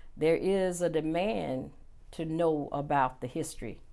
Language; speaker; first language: English; native; English